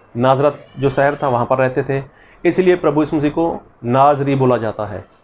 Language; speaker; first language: Hindi; non-native, local second language; Punjabi